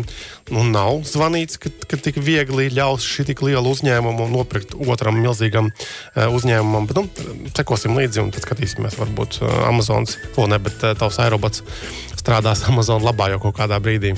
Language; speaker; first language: Latvian; native; Latvian